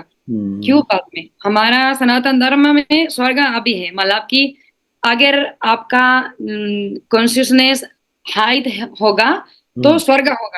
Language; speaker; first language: Hindi; non-native, learner; Spanish